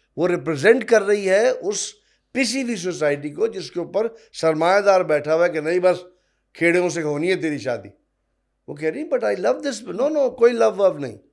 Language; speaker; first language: Urdu; non-native, local second language; Punjabi